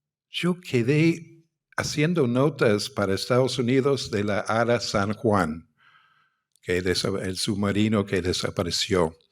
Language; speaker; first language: Spanish; non-native, fluent; English